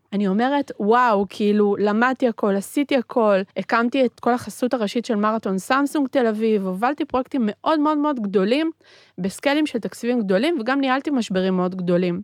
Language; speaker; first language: Hebrew; early bilingual, other home language; Spanish